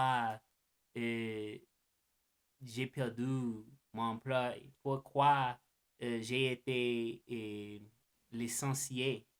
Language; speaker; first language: French; non-native, learner; English